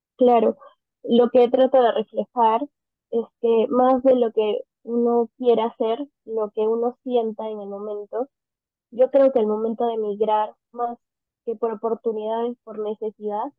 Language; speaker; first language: Spanish; native; Spanish